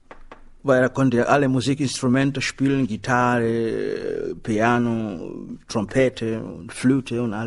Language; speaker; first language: German; non-native, learner; Swahili